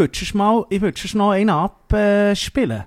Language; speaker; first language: German; native; German